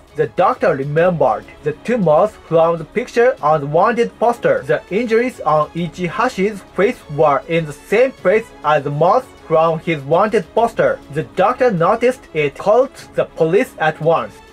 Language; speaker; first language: English; non-native, fluent; Japanese